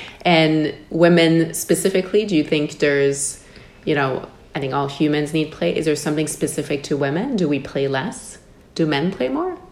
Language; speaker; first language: English; early bilingual, other home language; Persian